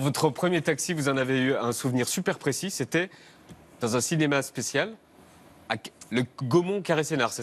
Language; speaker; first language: French; native; French